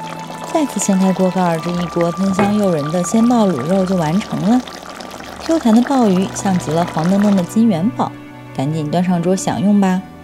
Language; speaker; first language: Chinese; native; Chinese